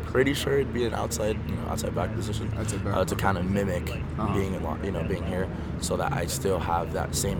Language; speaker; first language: English; native; English